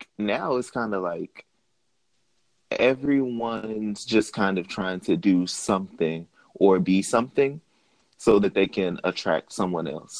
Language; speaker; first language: English; native; English